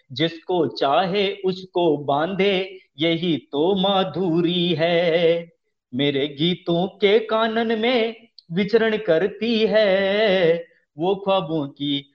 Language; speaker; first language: Hindi; native; Hindi